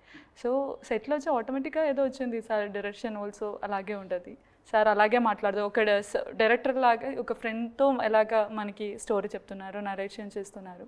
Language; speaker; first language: Telugu; non-native, learner; Malayalam